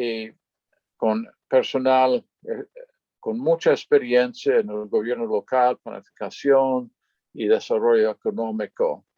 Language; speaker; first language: Spanish; non-native, fluent; English